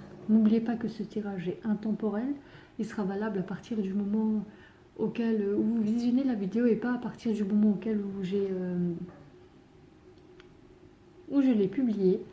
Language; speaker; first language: French; native; French